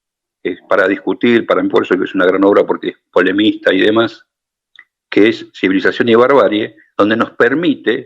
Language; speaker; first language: Spanish; native; Spanish